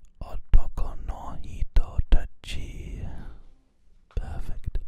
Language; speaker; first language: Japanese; non-native, learner; English